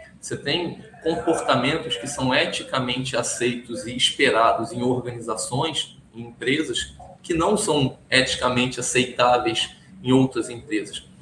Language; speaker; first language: Portuguese; early bilingual, other home language; Hebrew